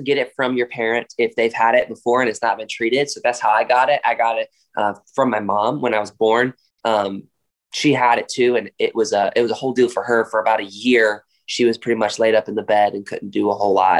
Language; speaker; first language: English; native; English